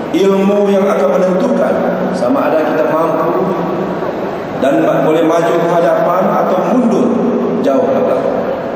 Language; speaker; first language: Malay; native; Malay